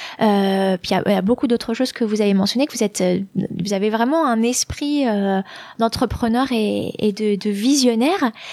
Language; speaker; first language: French; native; French